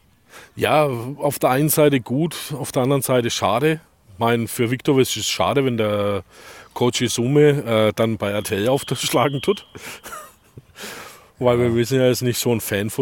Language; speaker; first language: German; native; German